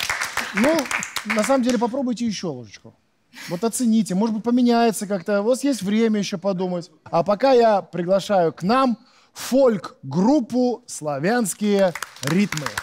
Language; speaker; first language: Russian; native; Russian